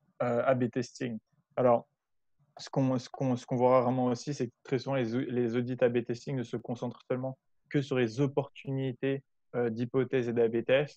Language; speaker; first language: French; native; French